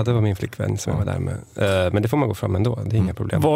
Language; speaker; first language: Swedish; native; Swedish